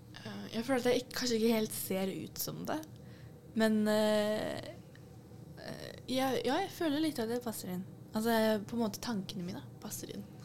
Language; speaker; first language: Norwegian; native; Norwegian